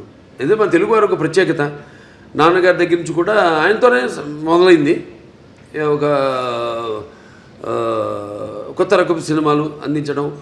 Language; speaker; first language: Telugu; native; Telugu